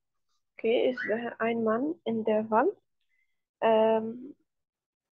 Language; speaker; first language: German; non-native, learner; Arabic